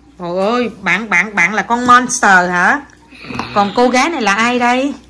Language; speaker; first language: Vietnamese; native; Vietnamese